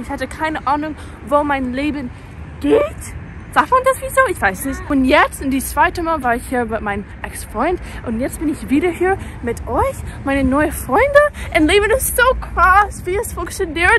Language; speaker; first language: German; non-native, learner; English